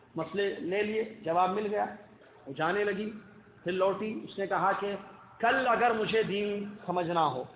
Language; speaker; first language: Urdu; native; Urdu